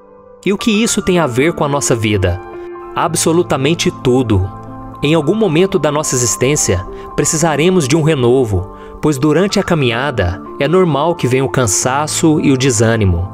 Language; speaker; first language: Portuguese; native; Portuguese